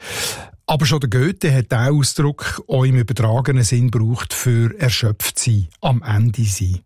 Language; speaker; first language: German; native; German